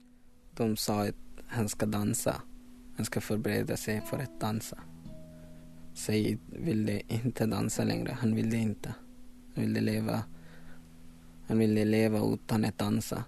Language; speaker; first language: Swedish; non-native, learner; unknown